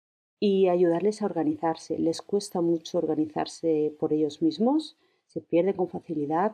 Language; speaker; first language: Spanish; native; Spanish